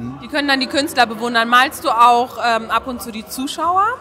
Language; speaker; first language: German; native; German